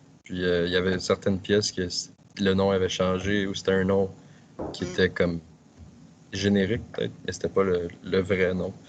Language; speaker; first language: French; native; French